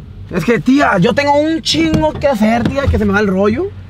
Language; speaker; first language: Spanish; early bilingual, heritage; Spanish